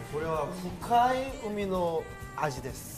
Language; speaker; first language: Japanese; non-native, fluent; Korean